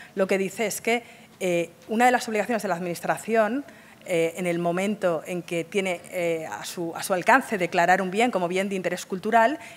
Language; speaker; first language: Spanish; native; Spanish